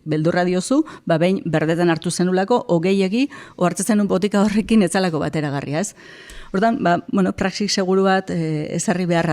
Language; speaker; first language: Basque; native; Basque